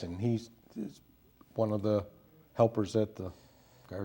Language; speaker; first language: English; native; English